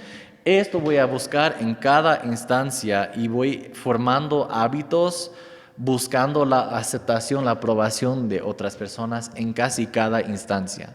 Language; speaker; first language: Spanish; non-native, fluent; English